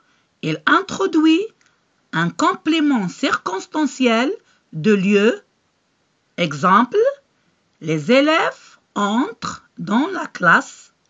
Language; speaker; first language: French; non-native, local second language; Arabic